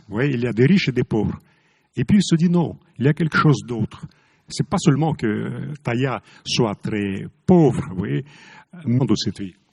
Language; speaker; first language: French; non-native, fluent; Russian